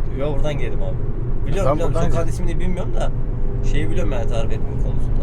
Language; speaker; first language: Turkish; native; Turkish